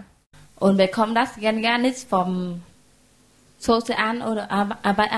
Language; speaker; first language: German; non-native, learner; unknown